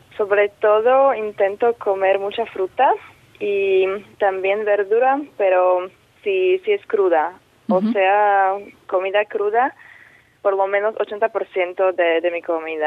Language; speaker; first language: Spanish; non-native, fluent; Slovak